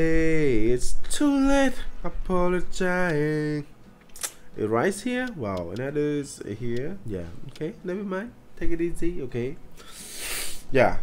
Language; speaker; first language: English; non-native, learner; Khmer